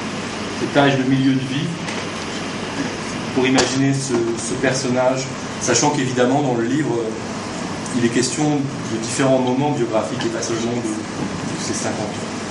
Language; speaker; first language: French; native; French